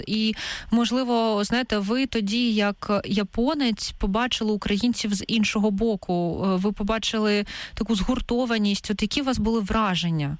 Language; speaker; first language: Ukrainian; native; Ukrainian